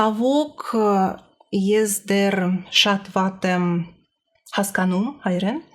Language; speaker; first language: Armenian; non-native, learner; Russian